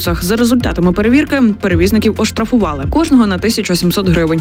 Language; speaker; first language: Ukrainian; native; Ukrainian